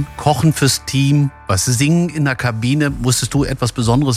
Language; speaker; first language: German; native; German